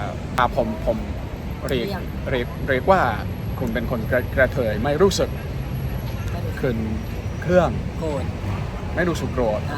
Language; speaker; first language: Thai; non-native, learner; English